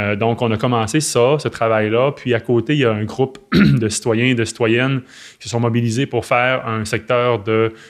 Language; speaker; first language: French; native; French